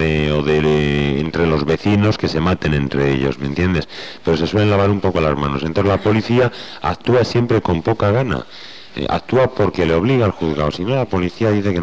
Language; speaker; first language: Spanish; native; Spanish